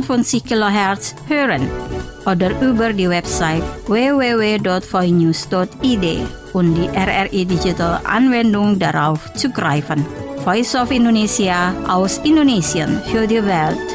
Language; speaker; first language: German; non-native, fluent; Indonesian